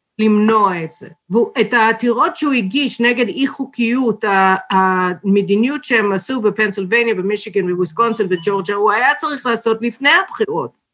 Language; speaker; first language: Hebrew; non-native, fluent; English